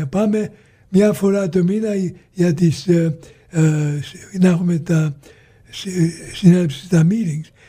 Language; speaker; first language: Greek; early bilingual, heritage; Greek